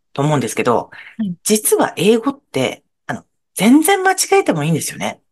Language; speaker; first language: Japanese; native; Japanese